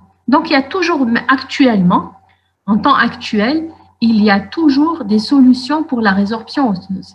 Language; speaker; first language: French; non-native, local second language; Arabic